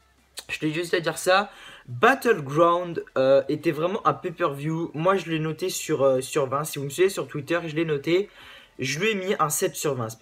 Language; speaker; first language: French; native; French